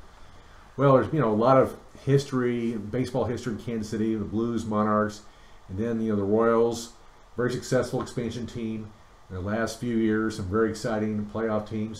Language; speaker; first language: English; native; English